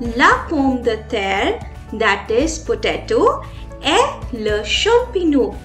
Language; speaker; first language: English; non-native, local second language; Hindi